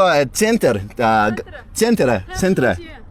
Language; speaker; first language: Russian; non-native, learner; English